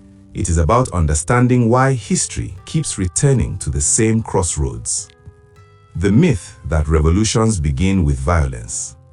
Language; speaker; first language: English; non-native, local second language; Igbo